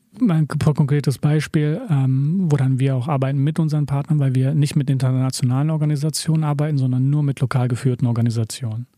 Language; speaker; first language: German; early bilingual, other home language; Serbian